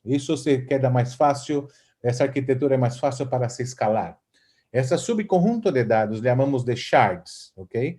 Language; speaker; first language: Portuguese; non-native, fluent; Spanish